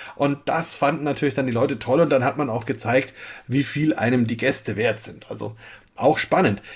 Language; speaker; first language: German; native; German